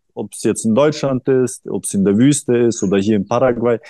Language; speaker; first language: German; early bilingual, other home language; Russian